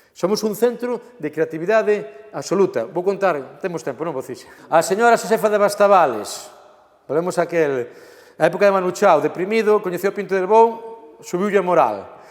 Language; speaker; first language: Galician; native; Galician